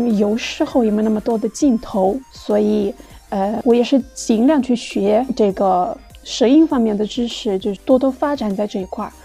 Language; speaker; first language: Chinese; non-native, fluent; Russian